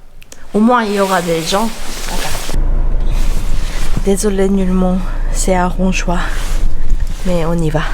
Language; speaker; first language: French; non-native, learner; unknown